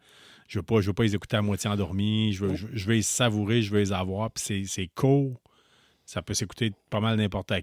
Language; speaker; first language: French; native; French